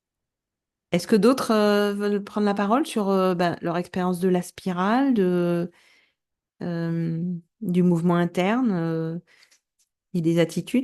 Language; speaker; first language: French; native; French